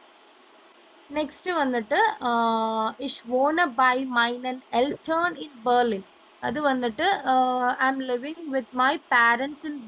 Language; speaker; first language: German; non-native, learner; Malayalam